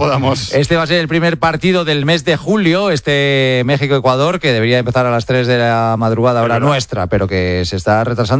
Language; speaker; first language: Spanish; native; Spanish